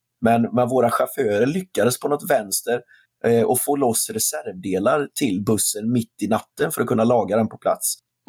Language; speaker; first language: Swedish; native; Swedish